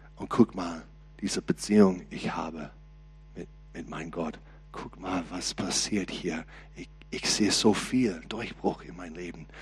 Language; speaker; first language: German; non-native, learner; English